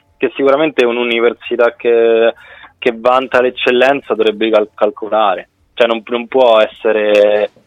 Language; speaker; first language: Italian; native; Italian